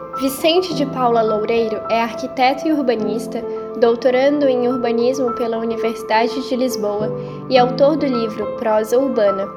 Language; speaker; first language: Portuguese; native; Portuguese